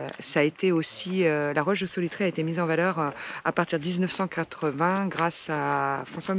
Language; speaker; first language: French; native; French